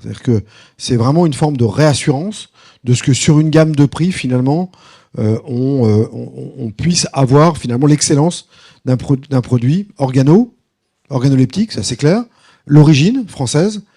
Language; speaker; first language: French; native; French